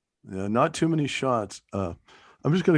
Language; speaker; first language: English; native; English